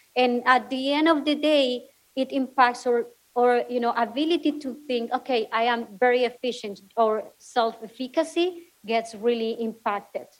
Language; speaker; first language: English; non-native, fluent; Spanish